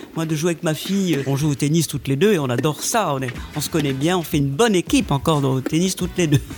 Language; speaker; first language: French; native; French